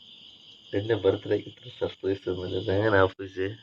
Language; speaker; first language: Malayalam; native; Malayalam